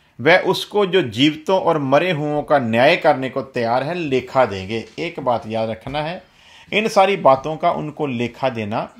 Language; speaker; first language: Hindi; non-native, local second language; Punjabi